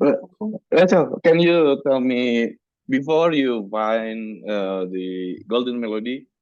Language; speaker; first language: English; non-native, learner; Indonesian